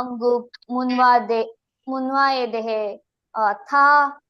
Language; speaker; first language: Korean; non-native, learner; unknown